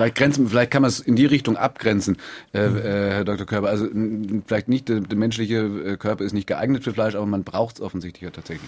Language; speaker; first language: German; native; German